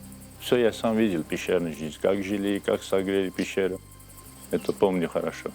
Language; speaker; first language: Russian; non-native, local second language; Armenian